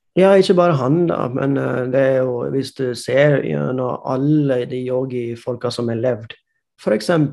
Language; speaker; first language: Norwegian; non-native, fluent; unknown